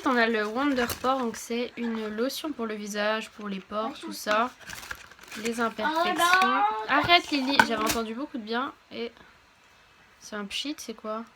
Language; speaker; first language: French; native; French